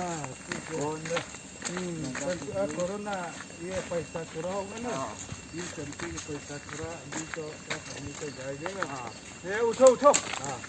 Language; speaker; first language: Hindi; non-native, local second language; Mizo